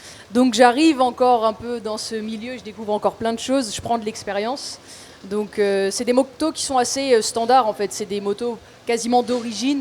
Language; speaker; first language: French; native; French